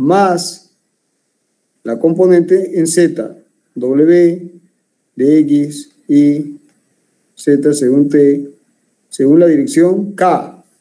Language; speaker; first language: Spanish; native; Spanish